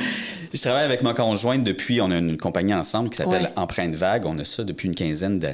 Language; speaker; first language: French; native; French